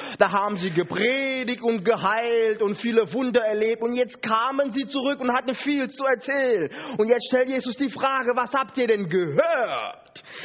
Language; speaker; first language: German; non-native, fluent; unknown